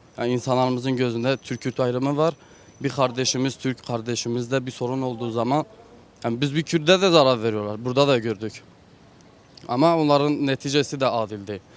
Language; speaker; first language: Turkish; non-native, local second language; Kurdish